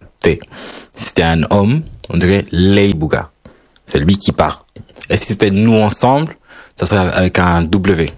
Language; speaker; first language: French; non-native, fluent; Spanish